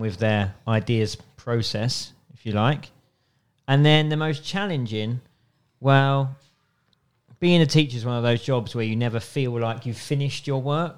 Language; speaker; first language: English; native; English